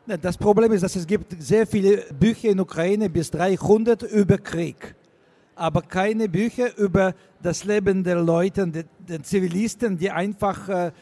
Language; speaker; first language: German; non-native, learner; Russian